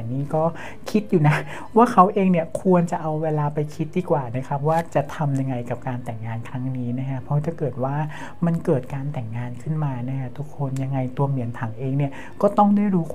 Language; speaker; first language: Thai; native; Thai